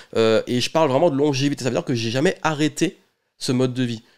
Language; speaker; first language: French; native; French